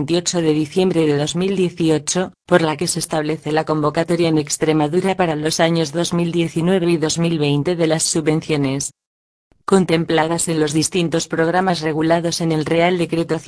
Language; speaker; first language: Spanish; native; Spanish